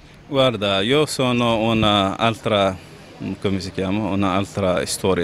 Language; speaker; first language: Italian; non-native, local second language; Arabic